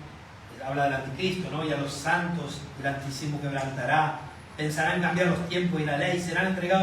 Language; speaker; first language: Spanish; native; Spanish